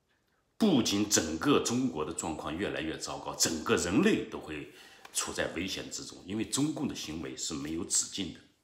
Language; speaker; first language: Chinese; native; Chinese